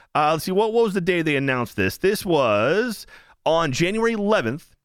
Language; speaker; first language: English; native; English